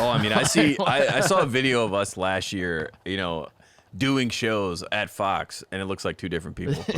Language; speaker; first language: English; native; English